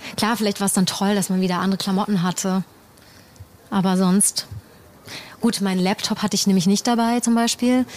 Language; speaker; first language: German; native; German